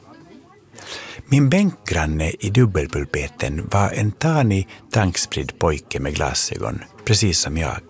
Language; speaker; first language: Swedish; native; Swedish